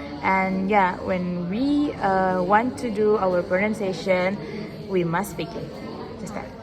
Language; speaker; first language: English; non-native, learner; Indonesian